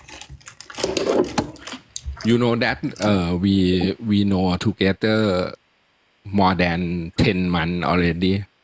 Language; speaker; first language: English; non-native, learner; Thai